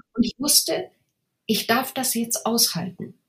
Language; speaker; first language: German; native; German